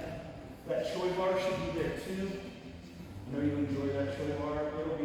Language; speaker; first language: English; native; English